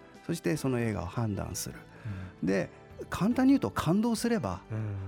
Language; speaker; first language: Japanese; native; Japanese